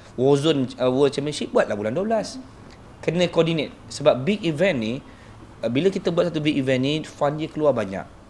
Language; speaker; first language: Malay; native; Malay